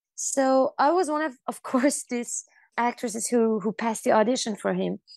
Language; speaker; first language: English; non-native, fluent; Persian